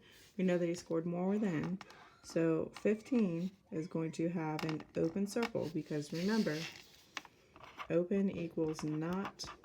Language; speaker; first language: English; native; English